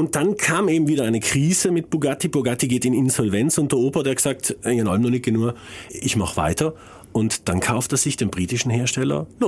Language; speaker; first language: German; native; German